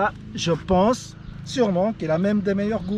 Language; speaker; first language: French; native; French